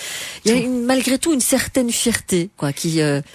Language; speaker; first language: French; native; French